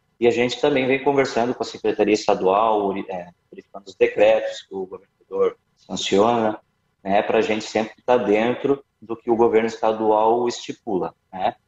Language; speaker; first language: Portuguese; native; Portuguese